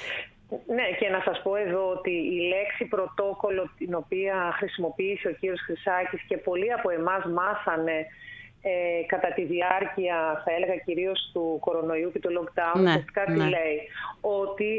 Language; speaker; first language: Greek; native; Greek